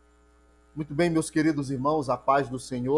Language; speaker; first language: Portuguese; native; Portuguese